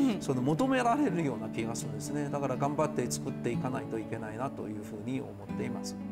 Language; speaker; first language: Japanese; non-native, fluent; Chinese